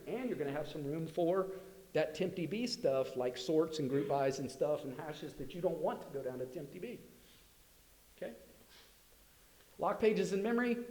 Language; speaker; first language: English; native; English